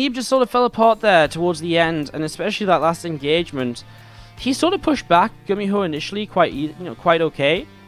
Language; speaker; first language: English; native; English